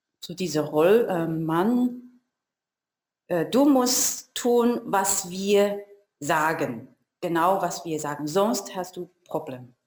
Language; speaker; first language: German; non-native, learner; Chinese